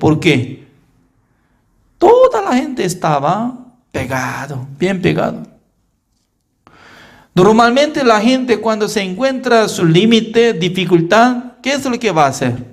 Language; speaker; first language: Spanish; non-native, fluent; Korean